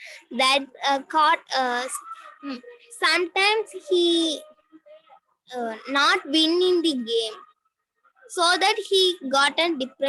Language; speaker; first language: English; non-native, learner; Tamil